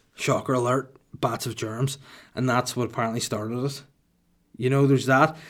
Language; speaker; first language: English; native; English